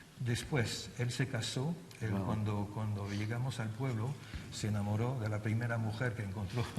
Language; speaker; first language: Spanish; non-native, fluent; German